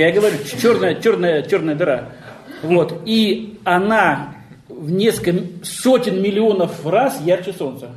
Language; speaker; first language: Russian; native; Russian